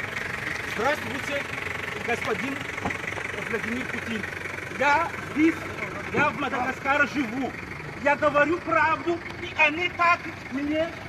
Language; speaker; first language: Russian; non-native, fluent; Malagasy